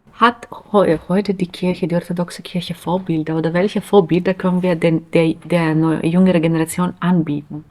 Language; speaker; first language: German; non-native, fluent; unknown